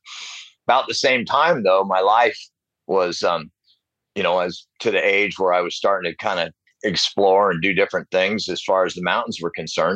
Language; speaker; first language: English; native; English